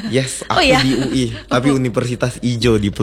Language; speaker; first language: Indonesian; native; Indonesian